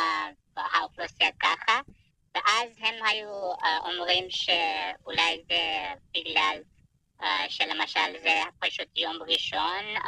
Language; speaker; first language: Hebrew; non-native, fluent; Persian